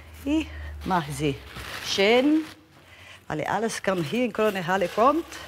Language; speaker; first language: German; non-native, learner; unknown